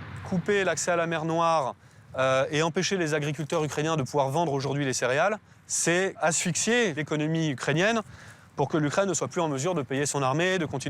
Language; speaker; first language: French; native; French